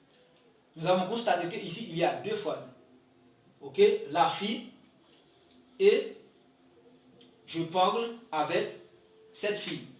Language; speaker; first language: French; non-native, local second language; Haitian Creole